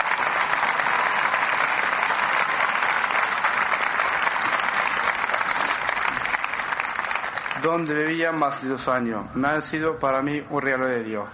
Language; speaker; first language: Spanish; non-native, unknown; Arabic